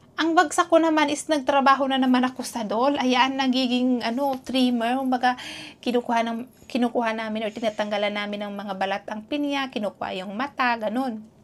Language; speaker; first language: Filipino; non-native, local second language; Cebuano